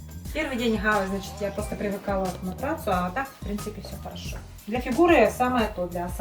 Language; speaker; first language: Russian; native; Russian